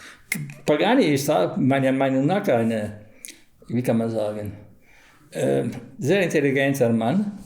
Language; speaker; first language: German; non-native, fluent; Italian